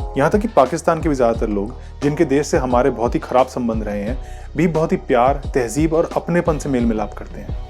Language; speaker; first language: Hindi; native; Hindi